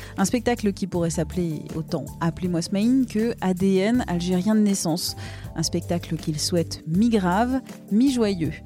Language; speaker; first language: French; native; French